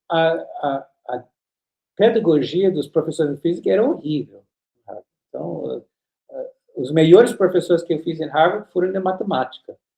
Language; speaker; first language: Portuguese; non-native, fluent; English